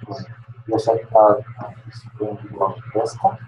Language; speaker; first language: English; non-native, learner; Polish